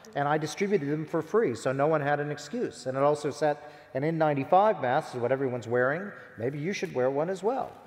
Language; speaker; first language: English; native; English